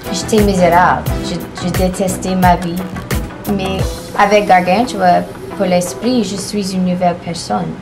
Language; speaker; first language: French; non-native, learner; English